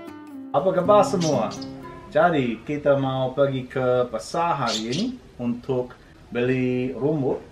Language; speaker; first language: Indonesian; non-native, learner; English